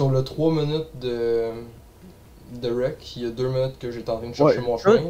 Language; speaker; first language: French; native; French